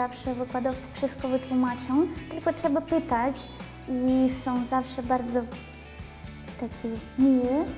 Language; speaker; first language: Polish; non-native, learner; Ukrainian